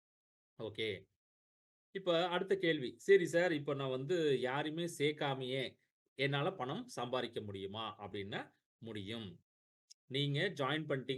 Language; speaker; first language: Tamil; native; Tamil